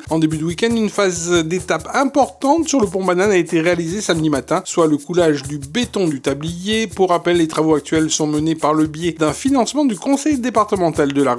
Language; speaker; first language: French; native; French